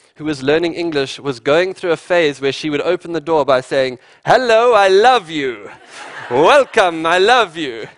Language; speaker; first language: English; native; English